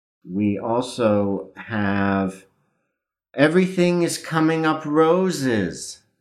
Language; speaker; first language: English; native; English